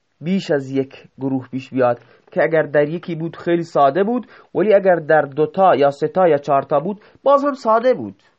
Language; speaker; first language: Persian; non-native, local second language; Baluchi